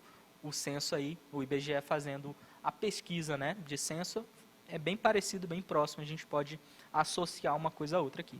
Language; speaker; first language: Portuguese; native; Portuguese